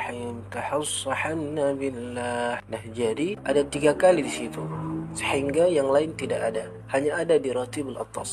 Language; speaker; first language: Malay; native; Malay